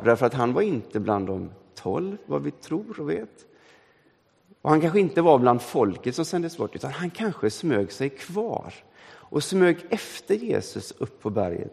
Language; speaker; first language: Swedish; native; Swedish